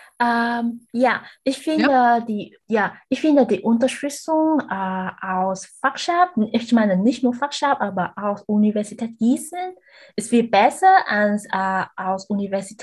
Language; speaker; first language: German; non-native, learner; Vietnamese